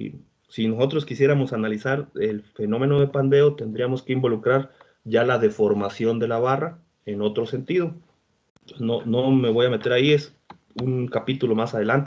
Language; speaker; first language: Spanish; native; Spanish